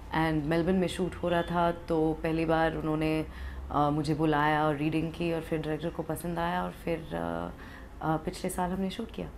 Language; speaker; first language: Hindi; early bilingual, other home language; English